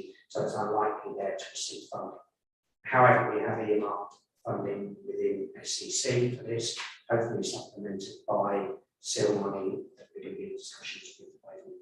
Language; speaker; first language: English; native; English